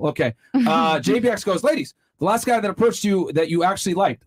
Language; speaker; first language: English; native; English